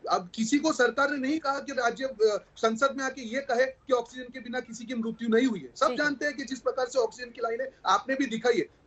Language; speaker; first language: Hindi; non-native, local second language; Gujarati